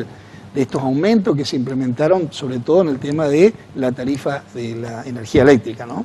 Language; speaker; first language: Spanish; native; Spanish